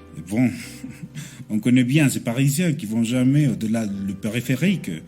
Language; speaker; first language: French; non-native, fluent; Spanish